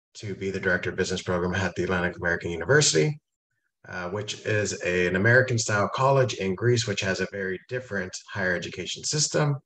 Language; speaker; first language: English; native; English